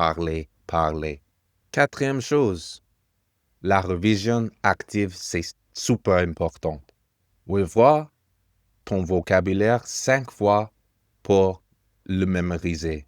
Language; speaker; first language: French; non-native, fluent; English